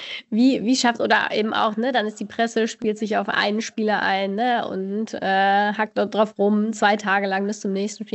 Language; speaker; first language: German; native; German